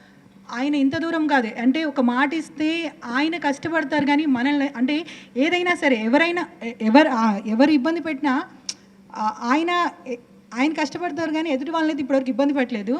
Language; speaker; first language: Telugu; native; Telugu